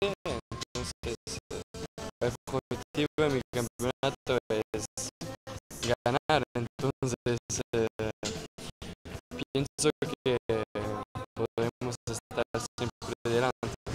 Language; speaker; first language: Spanish; non-native, fluent; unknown